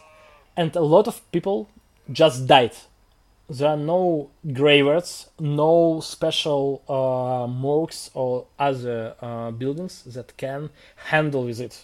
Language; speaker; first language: English; non-native, fluent; Russian